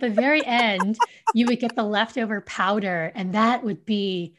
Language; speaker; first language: English; early bilingual, other home language; Vietnamese